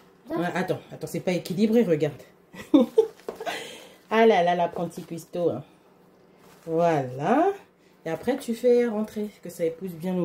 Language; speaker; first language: French; native; French